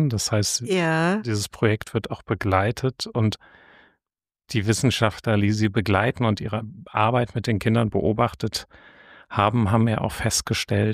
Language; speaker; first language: German; native; German